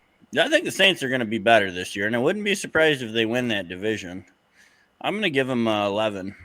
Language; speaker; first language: English; native; English